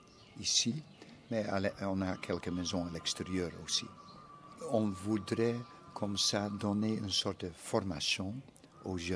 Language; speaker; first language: French; non-native, fluent; Dutch